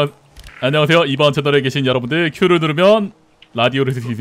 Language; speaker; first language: Korean; native; Korean